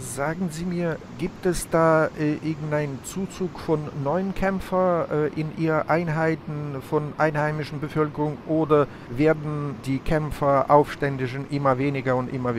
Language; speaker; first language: German; non-native, fluent; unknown